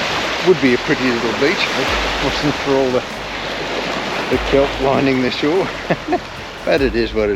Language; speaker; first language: English; native; English